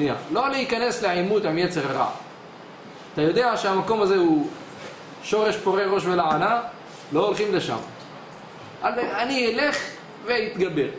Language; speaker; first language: Hebrew; native; Hebrew